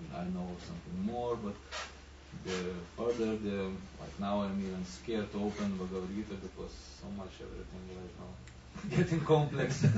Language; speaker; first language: English; non-native, fluent; Lithuanian